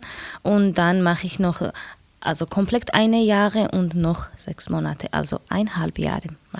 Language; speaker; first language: German; non-native, learner; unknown